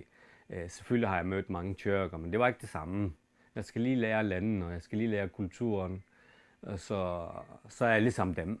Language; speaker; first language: Danish; non-native, fluent; Turkish